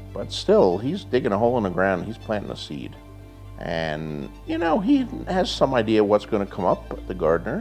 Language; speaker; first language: English; native; English